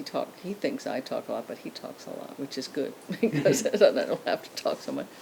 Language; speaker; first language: English; native; English